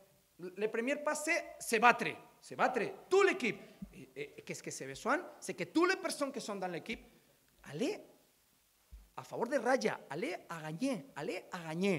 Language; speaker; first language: French; non-native, learner; Spanish